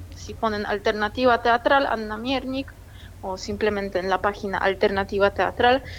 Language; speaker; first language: Spanish; non-native, fluent; Polish